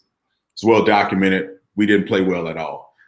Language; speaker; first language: English; native; English